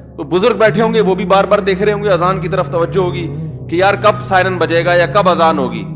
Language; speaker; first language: Urdu; native; Urdu